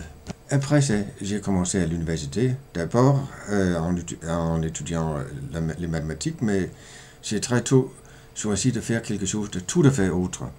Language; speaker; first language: French; non-native, fluent; Danish